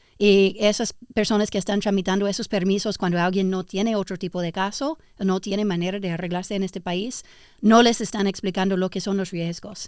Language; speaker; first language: Spanish; early bilingual, heritage; English